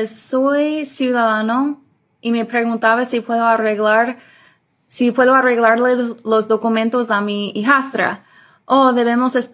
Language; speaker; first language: Spanish; early bilingual, other home language; English